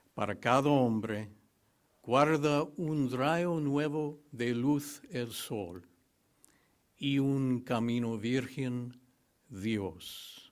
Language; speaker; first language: Spanish; non-native, learner; English